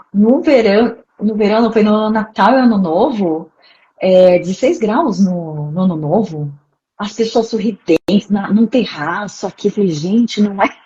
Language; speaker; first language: Portuguese; native; Portuguese